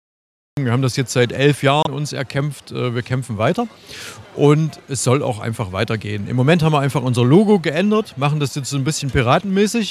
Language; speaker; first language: German; native; German